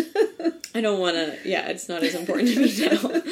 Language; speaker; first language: English; native; English